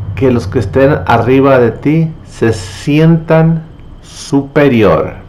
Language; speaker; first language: Spanish; native; Spanish